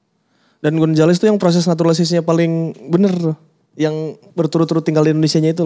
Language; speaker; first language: Indonesian; native; Indonesian